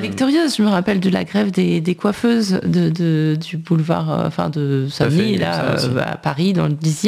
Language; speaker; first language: French; native; French